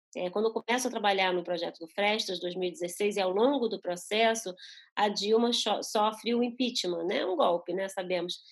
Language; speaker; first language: Portuguese; early bilingual, other home language; Spanish